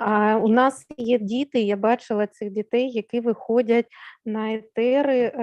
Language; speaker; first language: Ukrainian; native; Ukrainian